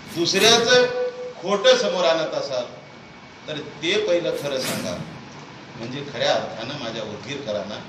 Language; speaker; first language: Marathi; native; Marathi